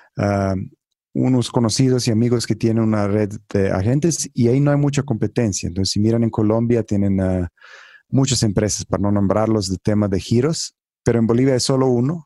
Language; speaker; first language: Spanish; non-native, fluent; Croatian